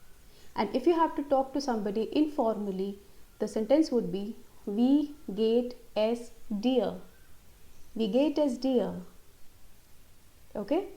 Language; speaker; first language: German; non-native, fluent; Hindi